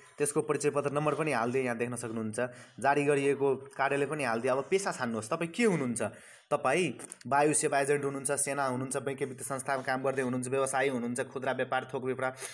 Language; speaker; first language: Nepali; non-native, local second language; Maithili